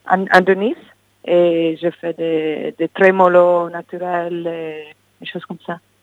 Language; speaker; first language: French; non-native, fluent; English